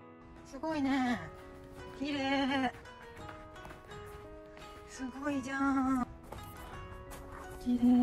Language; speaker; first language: Japanese; native; Japanese